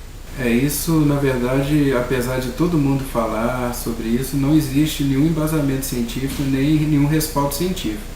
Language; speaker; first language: Portuguese; native; Portuguese